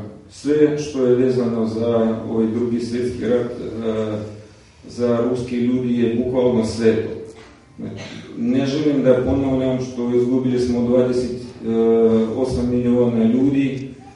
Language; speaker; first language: Serbian; non-native, fluent; Russian